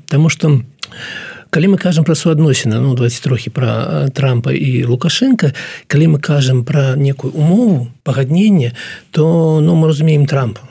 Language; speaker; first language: Belarusian; non-native, local second language; Russian